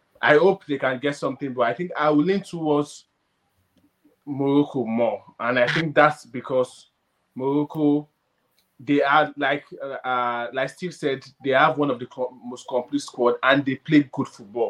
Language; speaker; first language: English; non-native, local second language; Yoruba